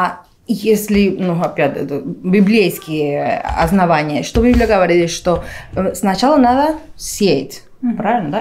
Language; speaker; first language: Russian; non-native, fluent; Spanish